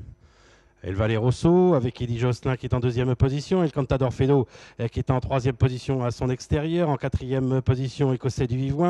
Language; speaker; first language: French; native; French